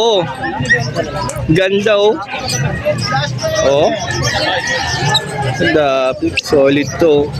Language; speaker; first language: Filipino; native; Filipino